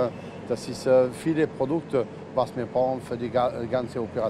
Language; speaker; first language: German; non-native, fluent; French